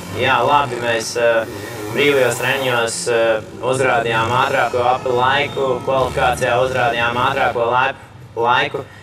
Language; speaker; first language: Latvian; native; Latvian